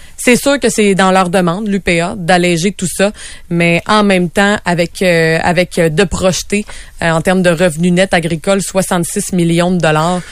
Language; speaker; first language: French; native; French